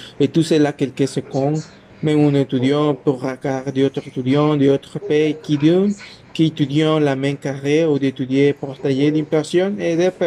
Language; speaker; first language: French; non-native, learner; Spanish